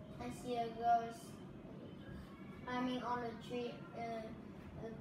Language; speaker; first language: English; non-native, learner; Vietnamese